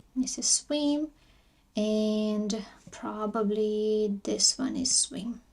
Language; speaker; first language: English; non-native, fluent; Armenian